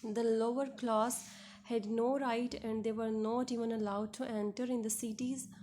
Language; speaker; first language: English; non-native, local second language; Urdu